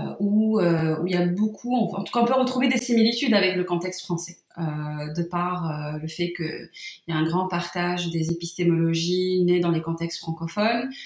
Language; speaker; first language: French; non-native, local second language; Arabic